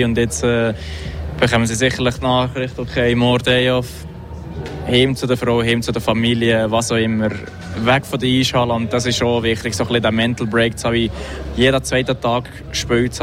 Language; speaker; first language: German; native; German